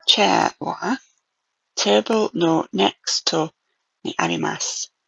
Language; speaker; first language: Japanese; non-native, learner; English